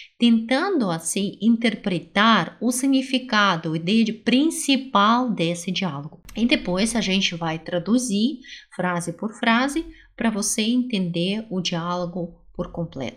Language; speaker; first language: Portuguese; non-native, fluent; Russian